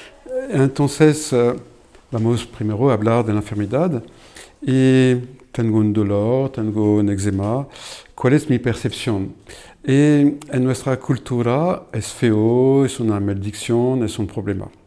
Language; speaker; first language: Spanish; non-native, fluent; French